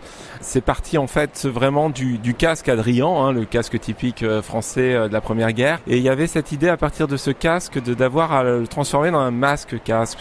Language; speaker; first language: French; native; French